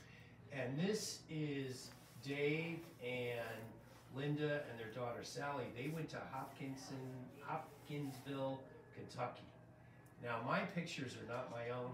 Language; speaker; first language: English; native; English